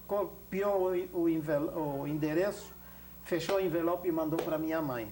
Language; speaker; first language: Portuguese; non-native, fluent; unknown